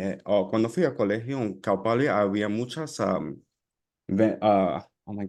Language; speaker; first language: Spanish; early bilingual, heritage; Spanish